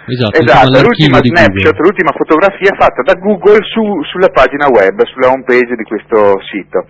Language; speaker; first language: Italian; native; Italian